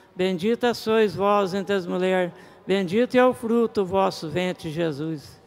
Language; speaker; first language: Portuguese; native; Portuguese